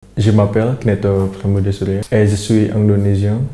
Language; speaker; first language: French; non-native, learner; Indonesian